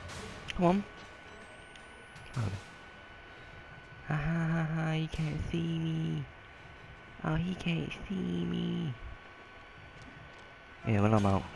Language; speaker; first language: English; native; English